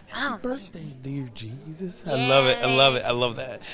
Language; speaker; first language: English; native; English